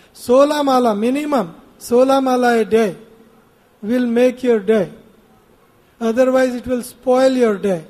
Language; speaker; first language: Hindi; non-native, local second language; Gujarati